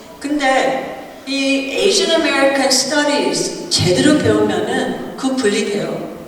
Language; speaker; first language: Korean; early bilingual, heritage; Korean